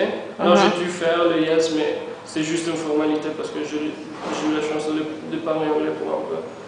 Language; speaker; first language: French; non-native, fluent; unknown